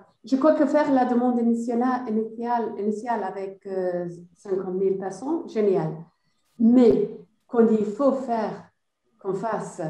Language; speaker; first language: French; non-native, fluent; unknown